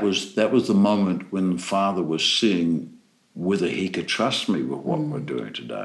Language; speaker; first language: English; native; English